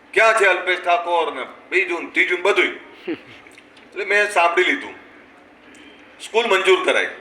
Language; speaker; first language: Gujarati; native; Gujarati